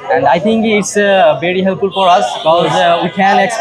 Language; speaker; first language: English; non-native, learner; Bangla